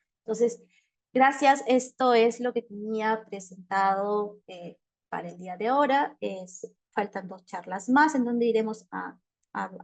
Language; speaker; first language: Spanish; native; Spanish